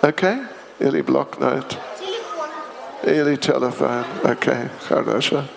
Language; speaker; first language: Russian; non-native, learner; English